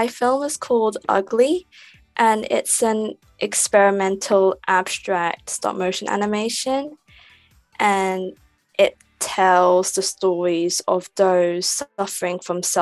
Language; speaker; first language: English; native; English